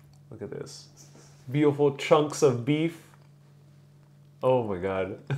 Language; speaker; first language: English; native; English